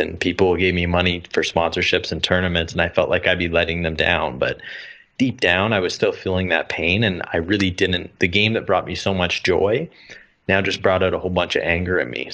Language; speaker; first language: English; native; English